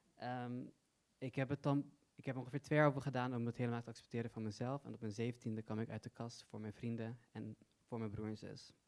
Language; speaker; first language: Dutch; early bilingual, other home language; Persian